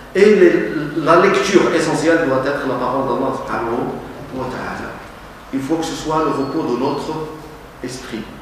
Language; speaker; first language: French; non-native, local second language; Arabic